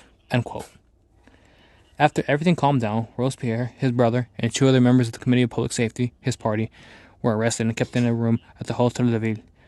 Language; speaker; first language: English; native; English